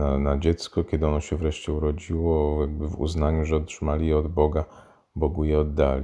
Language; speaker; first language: Polish; native; Polish